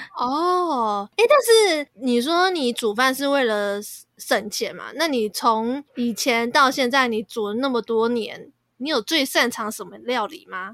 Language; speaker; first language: Chinese; native; Chinese